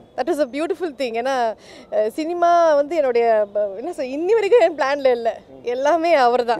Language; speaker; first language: Tamil; early bilingual, other home language; English